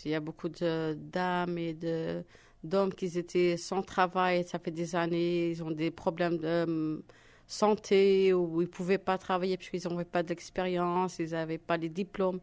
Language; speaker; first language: French; non-native, fluent; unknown